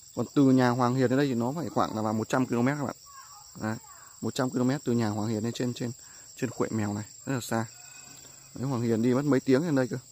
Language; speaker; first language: Vietnamese; native; Vietnamese